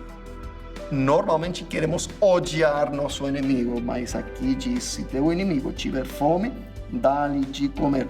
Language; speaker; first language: Portuguese; non-native, fluent; English